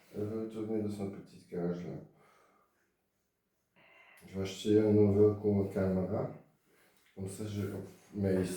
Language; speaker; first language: French; non-native, fluent; Dutch